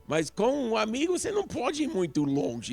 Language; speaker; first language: Portuguese; non-native, local second language; English